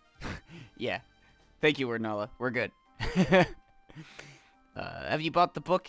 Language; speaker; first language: English; native; English